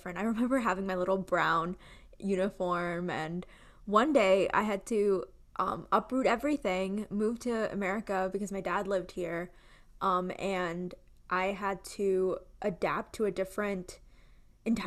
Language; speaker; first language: English; early bilingual, other home language; Gujarati